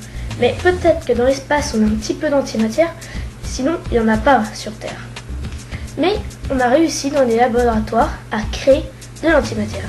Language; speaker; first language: French; native; French